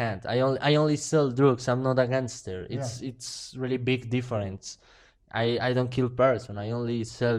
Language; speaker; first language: English; non-native, learner; Spanish